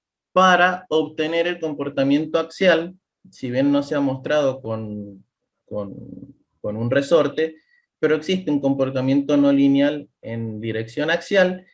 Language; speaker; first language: Spanish; native; Spanish